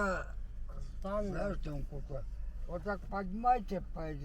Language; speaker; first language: Russian; non-native, learner; Armenian